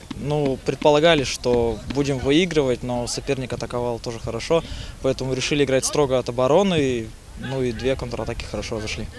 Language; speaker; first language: Russian; native; Russian